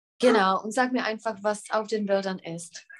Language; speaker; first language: German; non-native, fluent; Czech